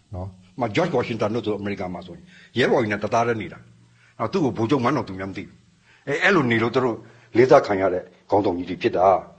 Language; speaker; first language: Burmese; non-native, local second language; S'gaw Karen